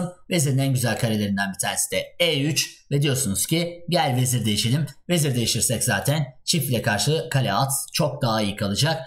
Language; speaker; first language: Turkish; native; Turkish